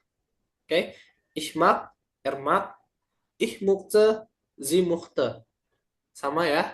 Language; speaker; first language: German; non-native, fluent; Indonesian